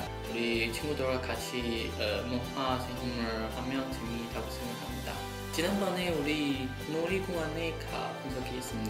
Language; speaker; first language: Korean; non-native, learner; Chinese